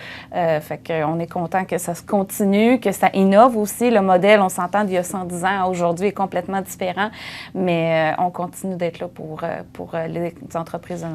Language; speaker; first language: French; native; French